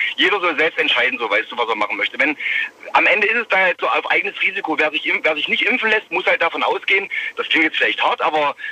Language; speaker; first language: German; native; German